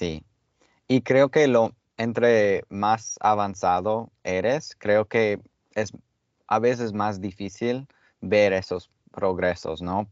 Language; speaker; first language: Spanish; non-native, fluent; English